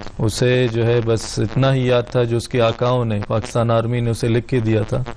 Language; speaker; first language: Urdu; non-native, local second language; Baluchi